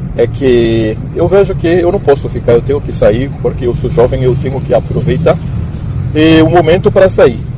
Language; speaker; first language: Portuguese; non-native, fluent; Haitian Creole